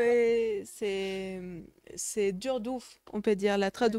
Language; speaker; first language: French; non-native, fluent; Spanish